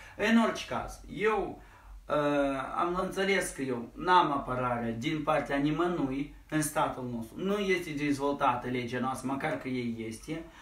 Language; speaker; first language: Romanian; native; Romanian